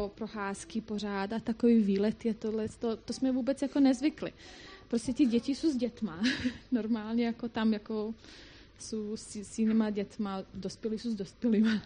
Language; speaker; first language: Czech; non-native, fluent; Croatian